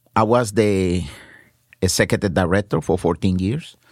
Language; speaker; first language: English; non-native, fluent; Spanish